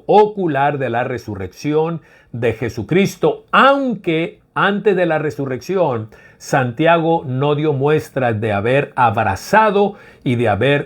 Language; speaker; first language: Spanish; native; Spanish